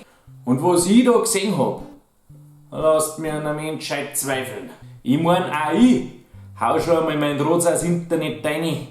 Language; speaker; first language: German; native; German